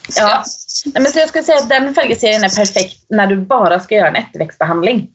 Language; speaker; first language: Swedish; native; Swedish